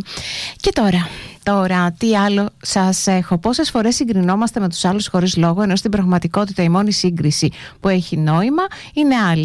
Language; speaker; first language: Greek; native; Greek